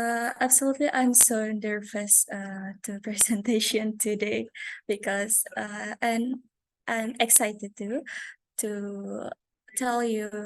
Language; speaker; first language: English; non-native, learner; Indonesian